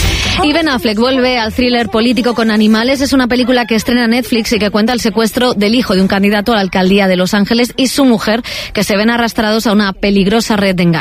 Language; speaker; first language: Spanish; native; Spanish